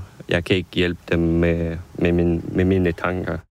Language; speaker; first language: Danish; non-native, fluent; Ukrainian